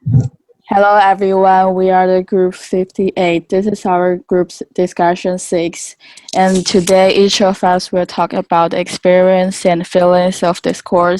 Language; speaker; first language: English; non-native, fluent; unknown